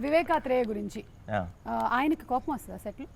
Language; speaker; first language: Telugu; native; Telugu